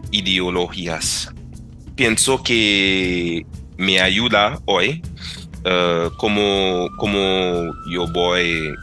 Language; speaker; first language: Spanish; non-native, fluent; English